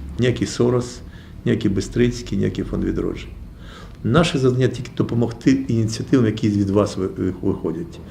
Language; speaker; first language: Ukrainian; native; Ukrainian